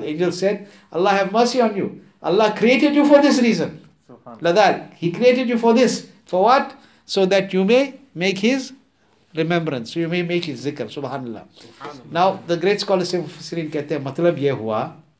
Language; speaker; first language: English; early bilingual, other home language; Urdu